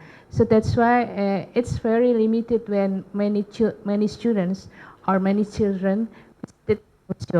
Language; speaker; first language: English; non-native, learner; Indonesian